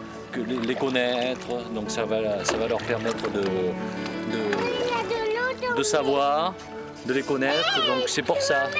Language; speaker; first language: French; early bilingual, other home language; Korean